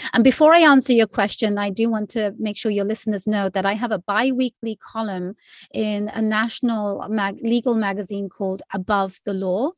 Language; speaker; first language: English; native; English